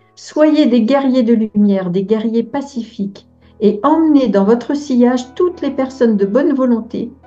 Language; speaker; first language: French; native; French